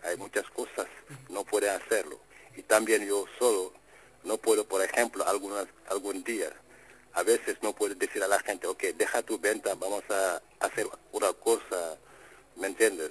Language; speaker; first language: Spanish; non-native, fluent; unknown